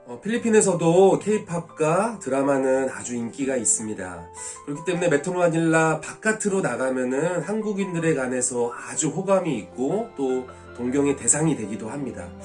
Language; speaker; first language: Korean; native; Korean